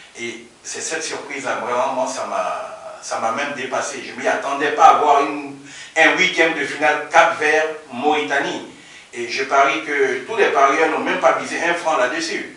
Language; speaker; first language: French; native; French